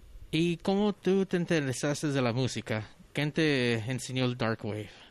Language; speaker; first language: Spanish; non-native, learner; English